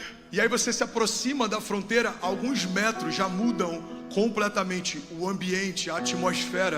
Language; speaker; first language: Portuguese; native; Portuguese